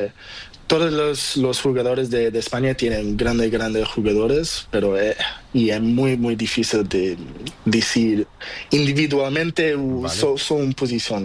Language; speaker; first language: Spanish; non-native, learner; Portuguese